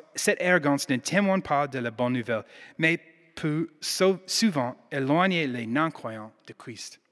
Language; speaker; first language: French; non-native, fluent; English